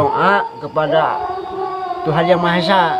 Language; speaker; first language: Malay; non-native, local second language; Sundanese